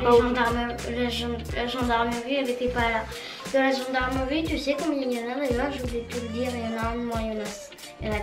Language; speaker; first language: French; native; French